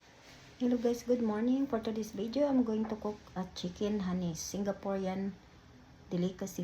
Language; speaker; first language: English; non-native, local second language; Filipino